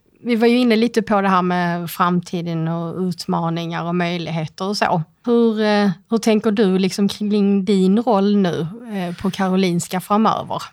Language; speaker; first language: Swedish; native; Swedish